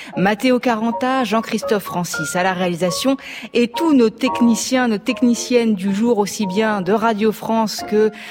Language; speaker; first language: French; native; French